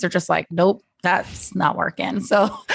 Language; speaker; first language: English; native; English